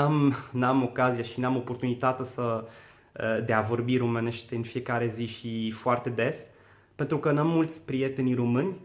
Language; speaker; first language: Romanian; non-native, learner; Arabic